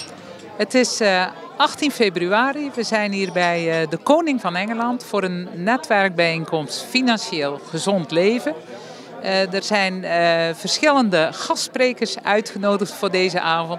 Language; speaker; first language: Dutch; native; Dutch